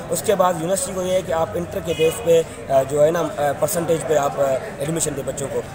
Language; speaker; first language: Urdu; non-native, local second language; Sindhi